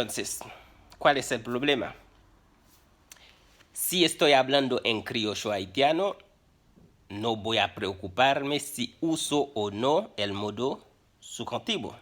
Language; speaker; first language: Spanish; non-native, fluent; Haitian Creole